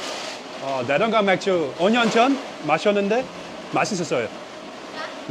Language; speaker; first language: Korean; non-native, learner; Dutch